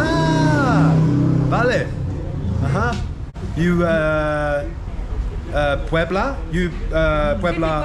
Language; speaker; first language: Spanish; non-native, learner; English